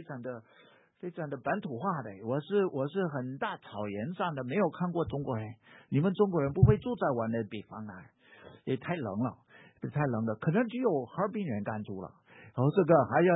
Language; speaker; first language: Chinese; non-native, fluent; English